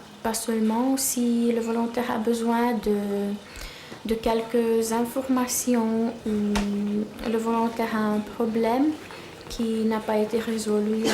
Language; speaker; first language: French; non-native, fluent; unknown